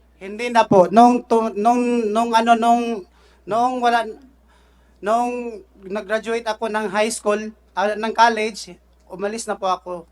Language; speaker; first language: Filipino; non-native, local second language; Cebuano